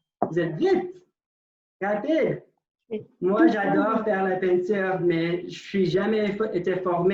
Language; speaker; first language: French; non-native, local second language; English